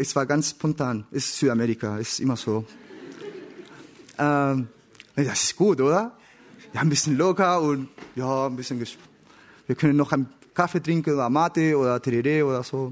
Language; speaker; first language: German; non-native, learner; Spanish